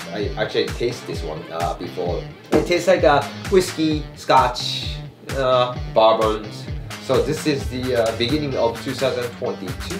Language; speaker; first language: English; non-native, fluent; Japanese